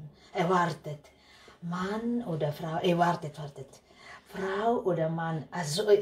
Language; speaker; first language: German; non-native, learner; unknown